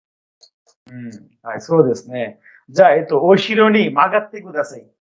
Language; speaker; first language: Japanese; non-native, fluent; Bangla